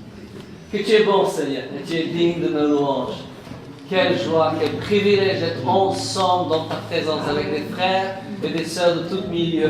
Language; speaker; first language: French; non-native, fluent; English